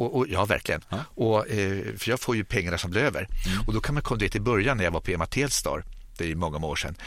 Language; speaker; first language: Swedish; native; Swedish